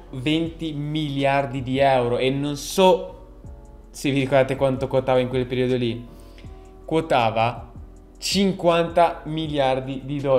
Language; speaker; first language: Italian; native; Italian